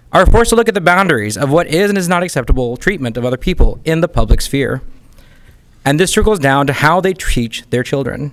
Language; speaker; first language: English; native; English